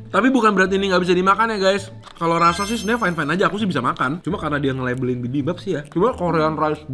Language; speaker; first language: Indonesian; native; Indonesian